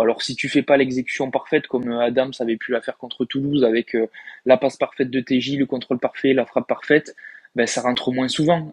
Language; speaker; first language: French; native; French